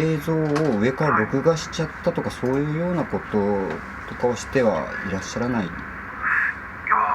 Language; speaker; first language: Japanese; native; Japanese